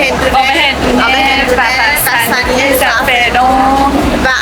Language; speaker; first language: Persian; native; Persian